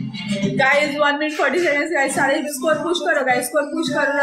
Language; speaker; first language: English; non-native, local second language; Marathi